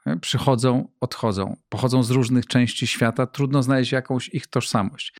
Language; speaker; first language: Polish; native; Polish